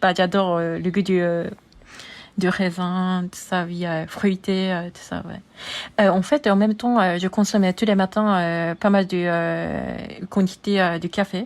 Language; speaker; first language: French; non-native, learner; Japanese